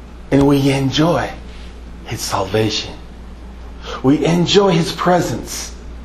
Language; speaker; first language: English; non-native, fluent; Japanese